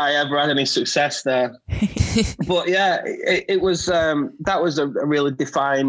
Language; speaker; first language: English; native; English